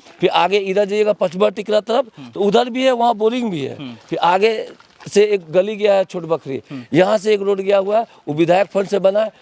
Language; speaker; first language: Hindi; native; Hindi